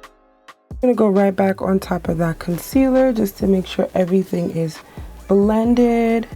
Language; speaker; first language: English; native; English